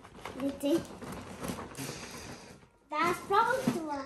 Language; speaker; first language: Bulgarian; early bilingual, heritage; Bulgarian